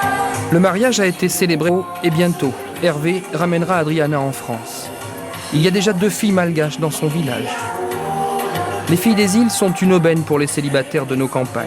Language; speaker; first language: French; native; French